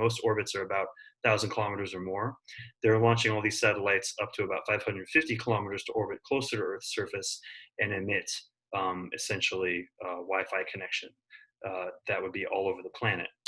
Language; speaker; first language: English; native; English